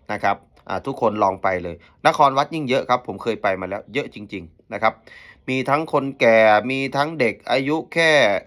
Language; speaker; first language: Thai; native; Thai